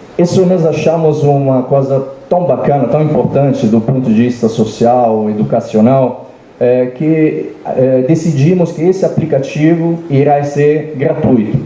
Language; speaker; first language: Portuguese; non-native, fluent; Italian